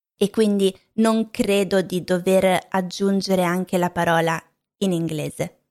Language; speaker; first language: Italian; native; Italian